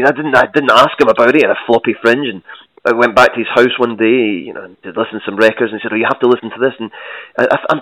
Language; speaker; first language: English; native; English